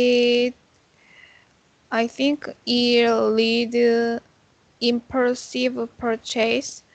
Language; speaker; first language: English; non-native, learner; Korean